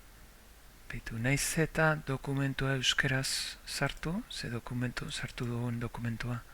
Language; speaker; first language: Basque; non-native, local second language; Spanish